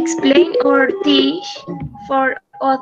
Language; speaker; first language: English; non-native, learner; Spanish